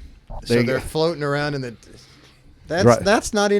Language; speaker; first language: English; native; English